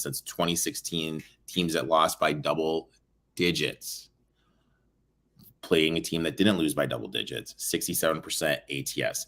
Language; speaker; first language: English; native; English